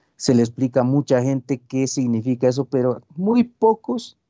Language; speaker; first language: Spanish; non-native, local second language; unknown